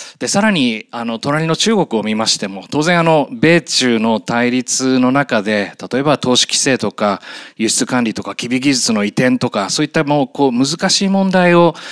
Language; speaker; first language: Japanese; native; Japanese